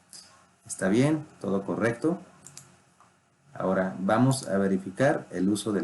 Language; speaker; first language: Spanish; native; Spanish